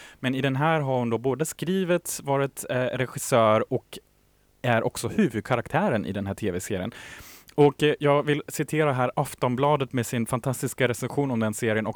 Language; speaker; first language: Swedish; native; Swedish